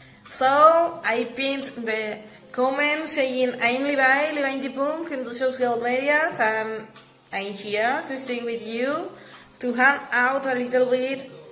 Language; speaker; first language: English; non-native, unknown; Spanish